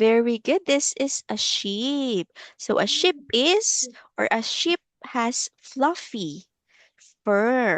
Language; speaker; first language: English; non-native, local second language; Filipino